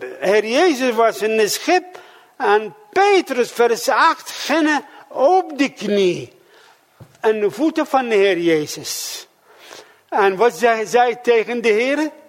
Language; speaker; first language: Dutch; non-native, fluent; Arabic